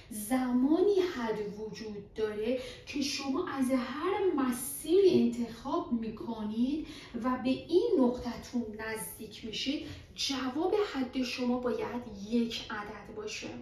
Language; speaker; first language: Persian; native; Persian